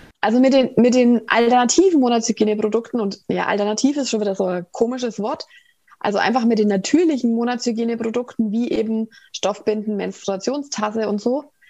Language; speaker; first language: German; native; German